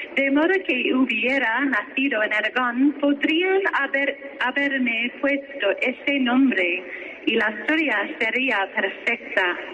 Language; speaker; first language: Spanish; non-native, fluent; English